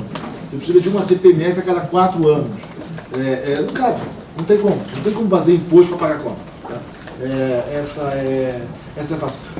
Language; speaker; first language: Portuguese; native; Portuguese